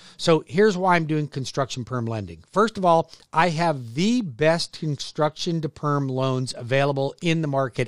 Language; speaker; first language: English; native; English